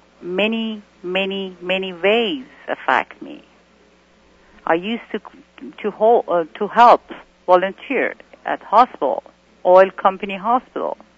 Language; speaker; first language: English; non-native, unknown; Persian